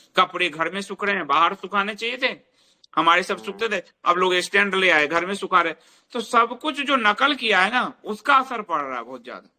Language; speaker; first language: Hindi; native; Hindi